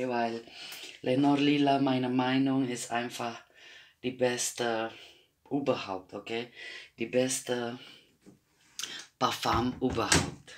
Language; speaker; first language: German; non-native, fluent; Croatian